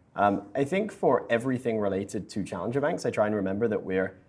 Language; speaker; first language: English; native; English